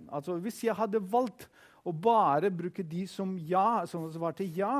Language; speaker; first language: Norwegian; non-native, fluent; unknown